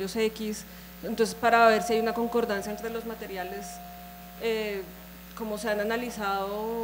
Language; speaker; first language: Spanish; native; Spanish